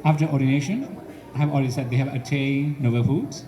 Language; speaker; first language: English; non-native, fluent; Burmese